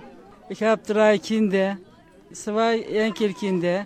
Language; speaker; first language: German; non-native, learner; Turkish